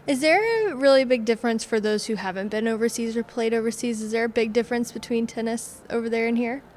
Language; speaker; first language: English; native; English